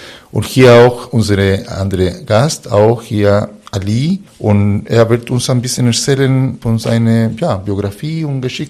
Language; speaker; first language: German; non-native, fluent; Spanish